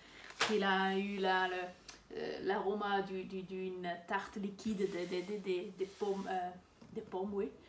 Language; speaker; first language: French; non-native, learner; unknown